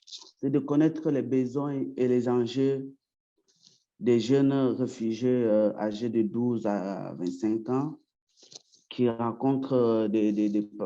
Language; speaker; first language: French; early bilingual, other home language; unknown